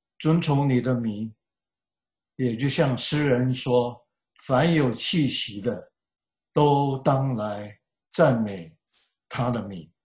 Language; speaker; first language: Chinese; native; Chinese